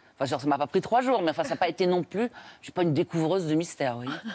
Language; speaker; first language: French; native; French